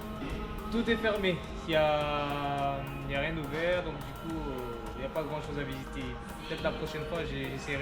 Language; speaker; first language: French; native; French